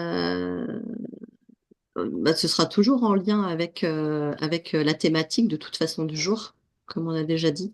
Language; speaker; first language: French; native; French